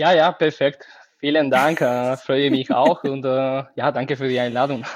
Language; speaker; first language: German; non-native, fluent; Spanish